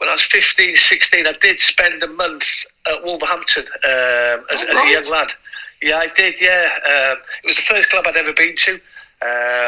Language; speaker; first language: English; non-native, local second language; Welsh